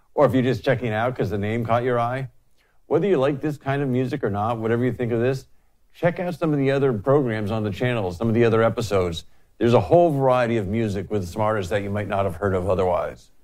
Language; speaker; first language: English; native; English